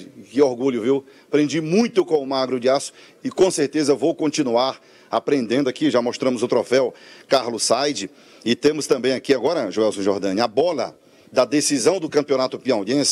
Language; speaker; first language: Portuguese; native; Portuguese